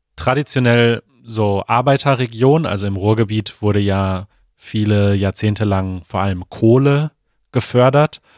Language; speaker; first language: German; native; German